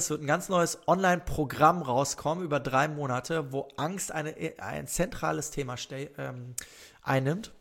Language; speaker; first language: German; native; German